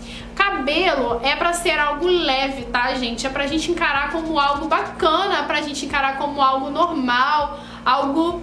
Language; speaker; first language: Portuguese; native; Portuguese